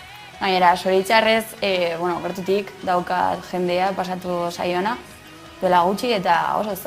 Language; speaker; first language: Basque; non-native, local second language; Spanish